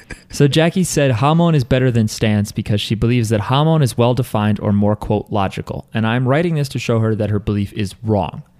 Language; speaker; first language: English; native; English